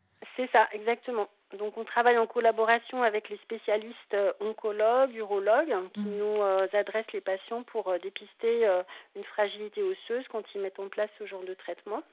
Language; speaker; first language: French; native; French